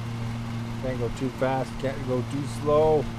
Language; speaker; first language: English; native; English